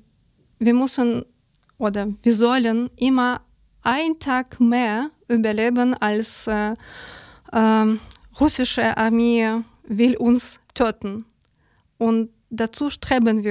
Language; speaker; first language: German; non-native, learner; Ukrainian